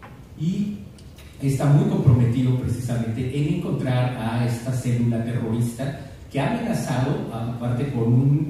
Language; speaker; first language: Spanish; native; Spanish